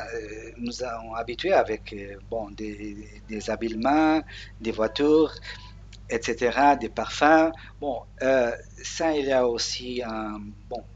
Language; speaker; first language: French; non-native, learner; Portuguese